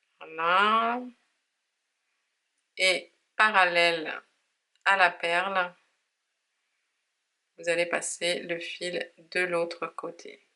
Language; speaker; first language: French; native; French